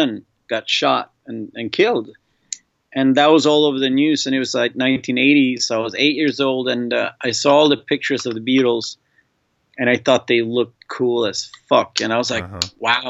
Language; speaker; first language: English; non-native, fluent; Swedish